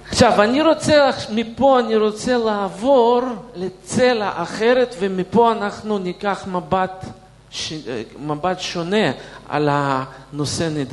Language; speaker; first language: Hebrew; non-native, fluent; Russian